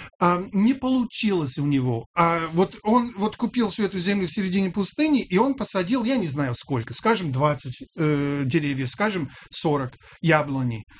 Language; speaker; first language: Russian; non-native, fluent; English